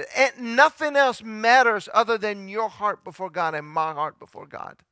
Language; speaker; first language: English; early bilingual, other home language; Italian